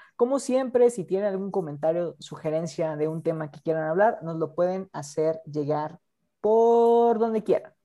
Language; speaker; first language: Spanish; native; Spanish